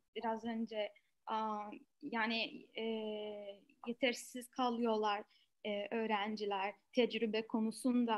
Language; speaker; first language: Turkish; non-native, fluent; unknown